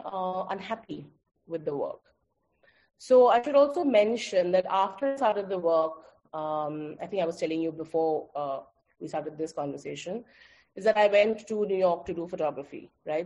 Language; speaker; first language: English; non-native, local second language; Bangla